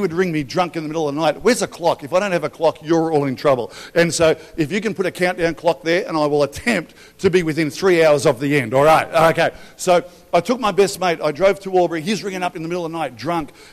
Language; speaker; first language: English; native; English